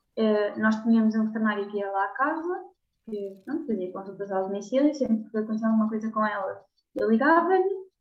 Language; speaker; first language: Portuguese; native; Portuguese